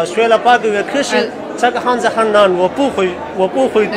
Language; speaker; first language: Chinese; non-native, learner; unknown